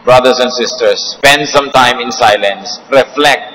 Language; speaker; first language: English; non-native, local second language; Filipino